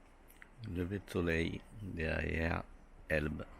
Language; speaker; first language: French; native; French